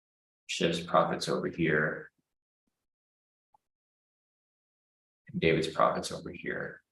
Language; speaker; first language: English; native; English